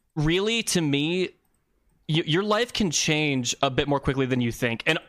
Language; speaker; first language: English; native; English